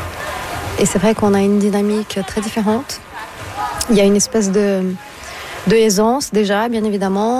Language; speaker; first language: French; non-native, fluent; Portuguese